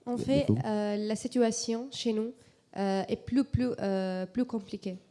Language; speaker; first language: French; non-native, learner; Arabic